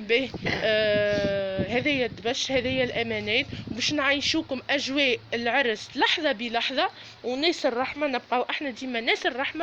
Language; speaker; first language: Arabic; native; Arabic